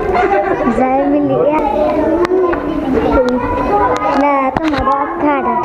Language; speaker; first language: Spanish; native; Spanish